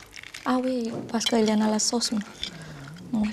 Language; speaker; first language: French; non-native, learner; Indonesian